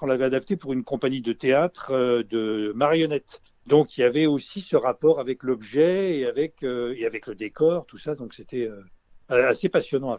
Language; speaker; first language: French; native; French